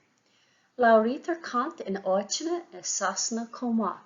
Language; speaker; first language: Irish; non-native, local second language; English